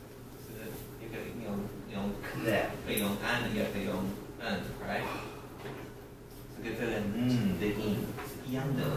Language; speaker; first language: Chinese; non-native, learner; English